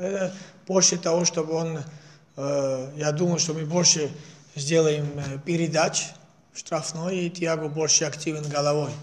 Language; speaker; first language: Russian; non-native, fluent; Georgian